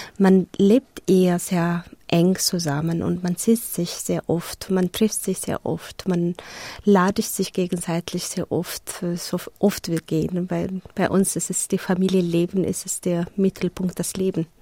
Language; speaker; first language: German; non-native, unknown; Amharic